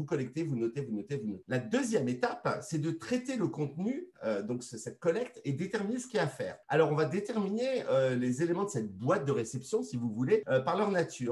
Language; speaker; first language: French; native; French